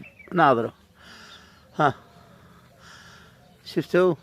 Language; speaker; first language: Arabic; native; Arabic